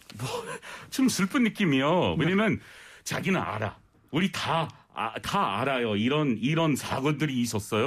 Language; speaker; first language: Korean; non-native, learner; English